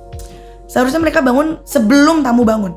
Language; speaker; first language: Indonesian; native; Indonesian